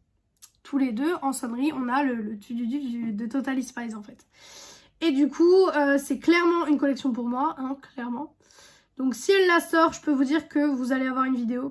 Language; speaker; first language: French; native; French